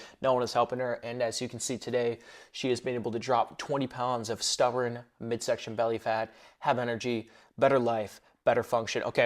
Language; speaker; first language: English; native; English